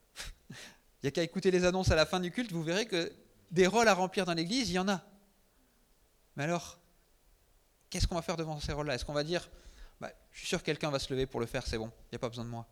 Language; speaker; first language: French; native; French